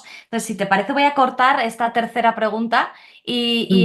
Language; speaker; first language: Spanish; native; Spanish